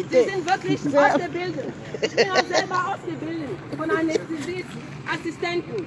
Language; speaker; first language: German; non-native, fluent; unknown